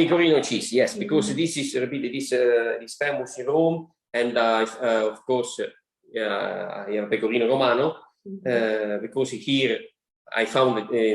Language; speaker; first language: English; non-native, learner; Italian